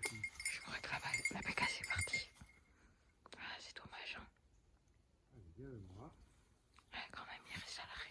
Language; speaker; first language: French; native; French